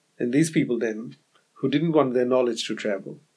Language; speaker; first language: English; non-native, local second language; Bangla